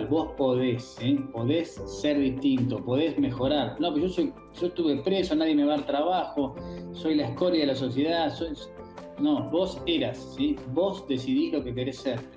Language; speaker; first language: Spanish; native; Spanish